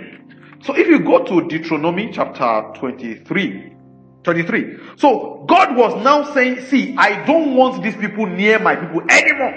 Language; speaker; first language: English; non-native, local second language; Yoruba